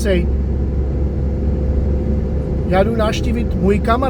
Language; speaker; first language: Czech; non-native, fluent; English